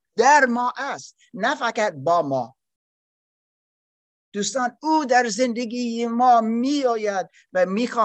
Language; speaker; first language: Persian; non-native, learner; German